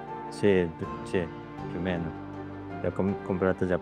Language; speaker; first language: Italian; non-native, learner; Japanese